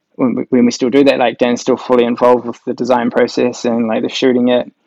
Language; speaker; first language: English; native; English